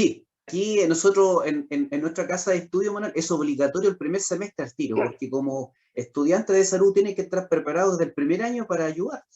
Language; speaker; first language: Spanish; native; Spanish